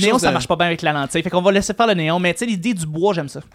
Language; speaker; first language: French; native; French